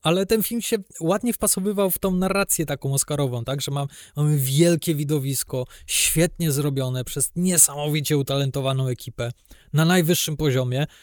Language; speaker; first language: Polish; native; Polish